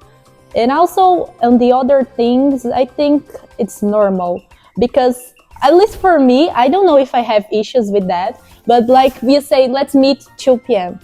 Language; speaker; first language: English; non-native, fluent; Portuguese